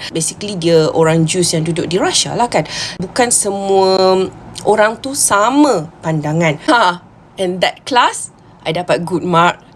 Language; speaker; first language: Malay; native; Malay